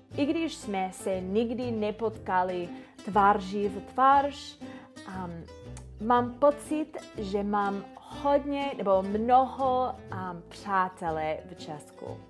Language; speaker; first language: Czech; non-native, learner; English